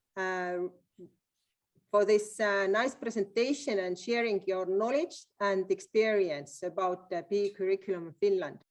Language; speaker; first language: English; non-native, fluent; Estonian